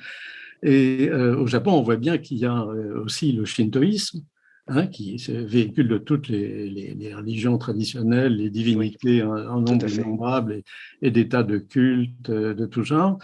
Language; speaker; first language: French; native; French